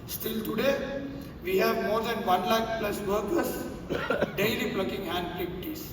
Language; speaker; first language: English; non-native, local second language; Tamil